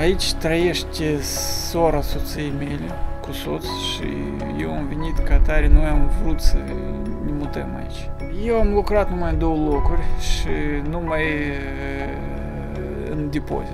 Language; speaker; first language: Romanian; non-native, local second language; Russian